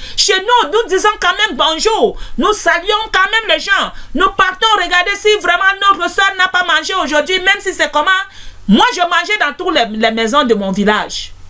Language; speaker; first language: French; non-native, local second language; Basaa